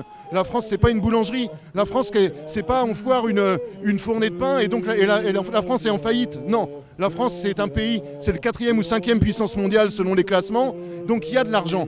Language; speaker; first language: French; native; French